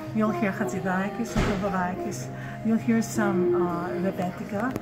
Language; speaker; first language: English; native; English